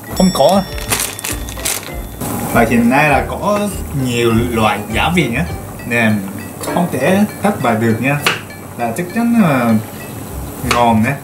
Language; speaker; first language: Vietnamese; non-native, learner; Japanese